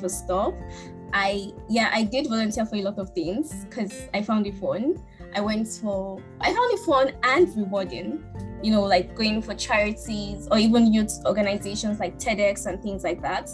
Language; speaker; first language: English; non-native, local second language; Yoruba